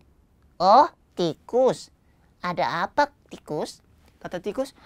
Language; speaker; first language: Indonesian; native; Indonesian